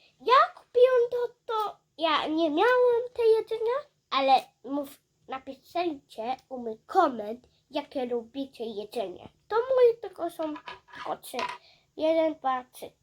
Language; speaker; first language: Polish; early bilingual, heritage; Polish